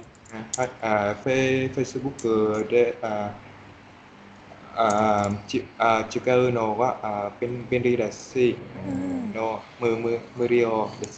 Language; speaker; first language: Japanese; non-native, learner; Vietnamese